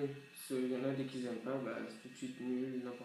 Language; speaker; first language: French; native; French